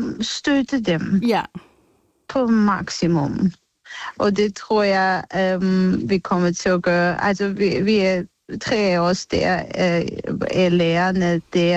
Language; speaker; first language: Danish; non-native, fluent; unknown